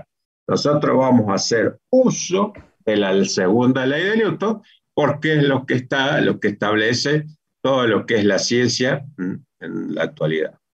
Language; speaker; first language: Spanish; native; Spanish